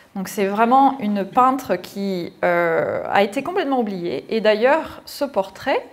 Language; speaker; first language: French; native; French